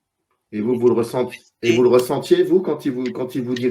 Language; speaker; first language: French; native; French